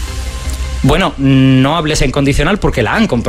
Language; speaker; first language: Spanish; native; Spanish